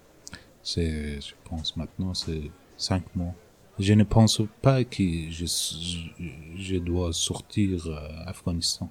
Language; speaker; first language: French; non-native, learner; Persian